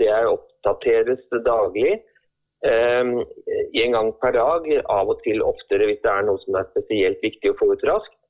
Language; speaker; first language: Norwegian; native; Norwegian